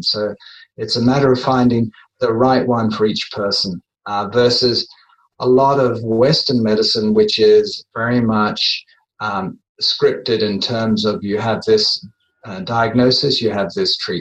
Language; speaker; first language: English; native; English